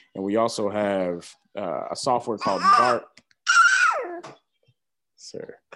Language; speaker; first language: English; native; English